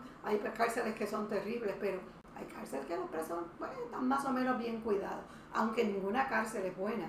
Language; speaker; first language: Spanish; native; Spanish